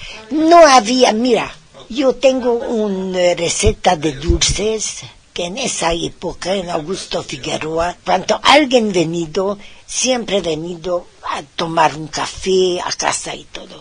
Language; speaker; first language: Spanish; non-native, fluent; Hungarian